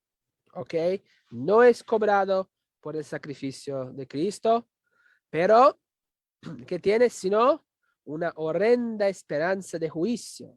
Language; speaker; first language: Spanish; non-native, fluent; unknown